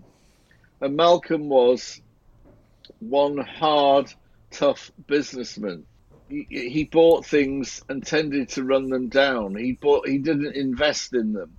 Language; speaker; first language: English; native; English